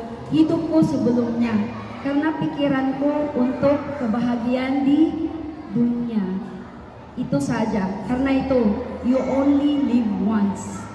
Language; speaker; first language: Indonesian; non-native, learner; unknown